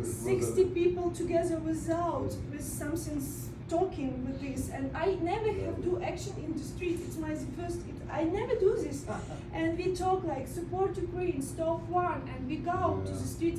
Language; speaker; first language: English; non-native, learner; Russian